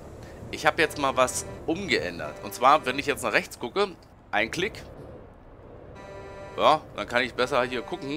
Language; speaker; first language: German; native; German